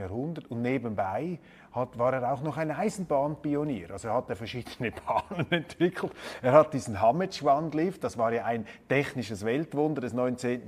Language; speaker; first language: German; native; German